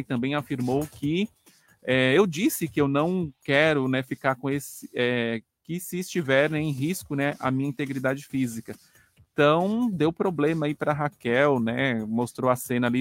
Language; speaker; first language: Portuguese; native; Portuguese